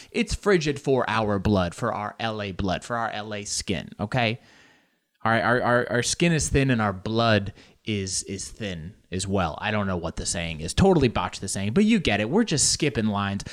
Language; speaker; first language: English; early bilingual, other home language; Spanish